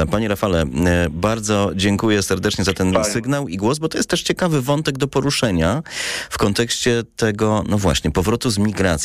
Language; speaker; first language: Polish; native; Polish